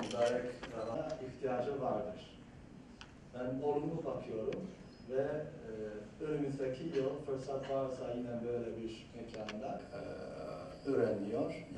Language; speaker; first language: Turkish; non-native, fluent; Chinese